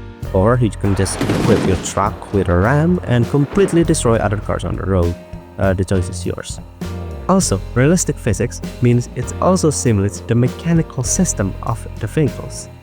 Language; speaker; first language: English; non-native, fluent; Indonesian